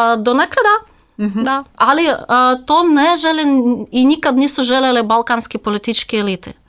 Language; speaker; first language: Serbian; non-native, fluent; Russian